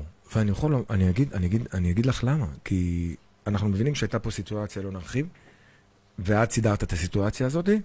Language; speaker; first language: Hebrew; native; Hebrew